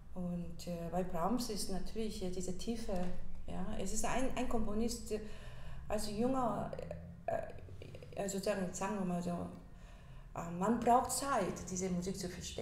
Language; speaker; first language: German; non-native, fluent; Korean